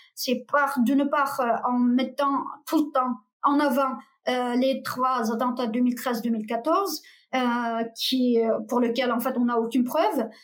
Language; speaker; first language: French; non-native, fluent; Uyghur